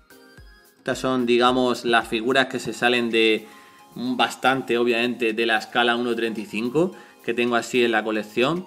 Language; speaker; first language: Spanish; native; Spanish